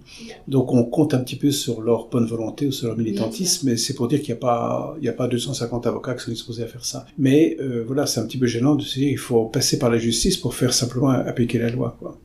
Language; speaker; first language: French; native; French